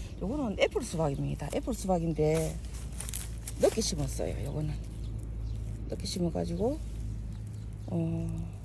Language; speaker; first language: Korean; native; Korean